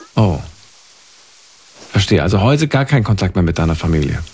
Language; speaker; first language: German; native; German